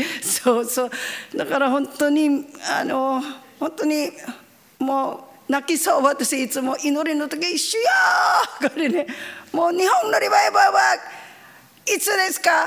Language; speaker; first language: Japanese; non-native, learner; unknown